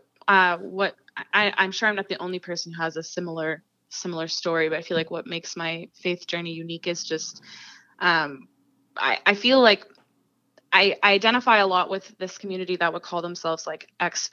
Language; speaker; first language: English; native; English